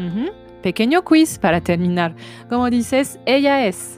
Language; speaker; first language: Spanish; non-native, fluent; French